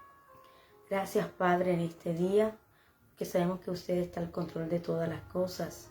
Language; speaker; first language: Spanish; native; Spanish